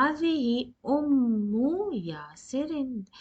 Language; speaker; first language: Arabic; non-native, fluent; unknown